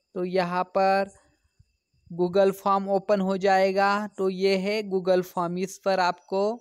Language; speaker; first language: Hindi; non-native, local second language; Marathi